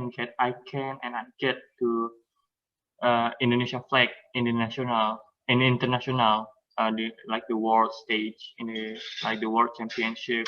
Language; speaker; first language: English; non-native, learner; Indonesian